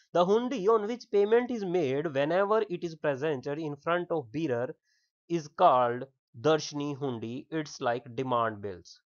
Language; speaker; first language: English; non-native, local second language; Punjabi